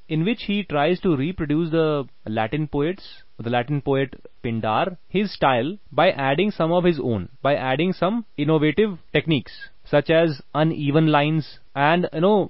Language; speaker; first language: English; non-native, local second language; Hindi